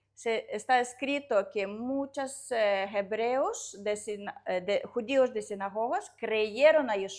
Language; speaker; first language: Spanish; non-native, learner; Russian